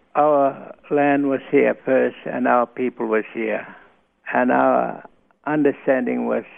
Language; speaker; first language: English; non-native, local second language; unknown